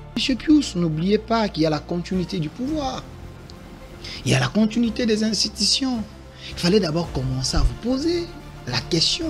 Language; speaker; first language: French; non-native, local second language; Lingala